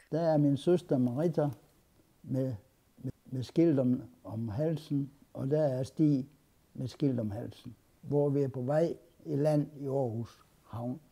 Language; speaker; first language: Danish; early bilingual, other home language; Finnish